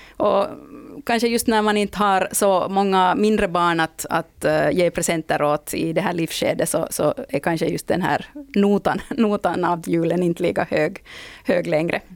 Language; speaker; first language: Swedish; native; Swedish